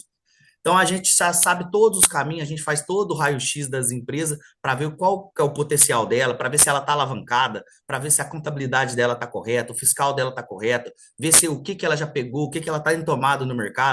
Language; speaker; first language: Portuguese; native; Portuguese